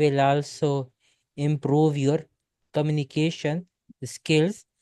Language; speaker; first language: English; non-native, local second language; Urdu